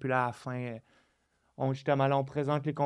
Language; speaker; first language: French; native; French